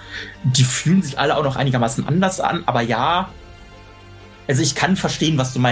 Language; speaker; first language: German; native; German